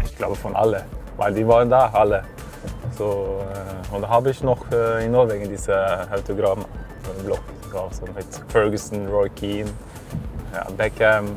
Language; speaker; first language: German; non-native, fluent; Norwegian